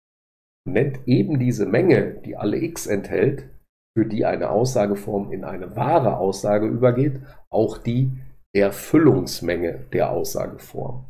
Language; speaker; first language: German; native; German